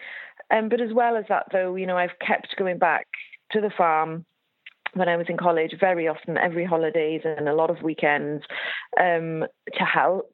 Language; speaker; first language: English; native; English